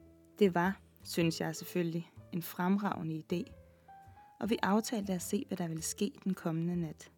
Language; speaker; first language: Danish; native; Danish